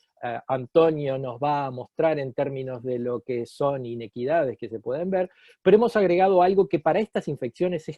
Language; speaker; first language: Spanish; native; Spanish